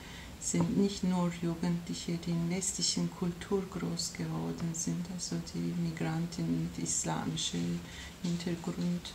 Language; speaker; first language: German; non-native, fluent; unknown